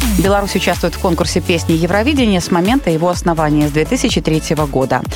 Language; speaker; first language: Russian; native; Russian